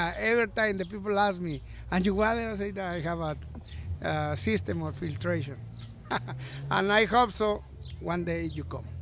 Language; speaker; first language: English; non-native, learner; Spanish